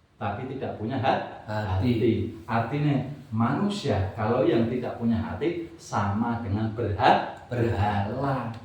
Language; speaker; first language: Indonesian; non-native, local second language; Javanese